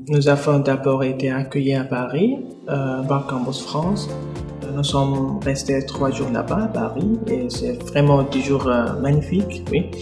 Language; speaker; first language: French; non-native, learner; Arabic